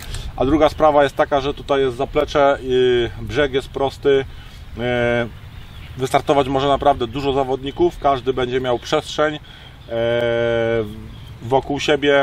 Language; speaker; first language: Polish; native; Polish